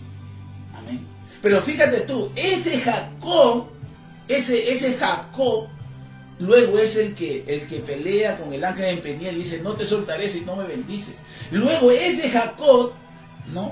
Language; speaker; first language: Spanish; native; Spanish